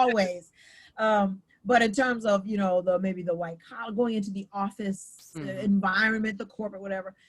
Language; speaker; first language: English; native; English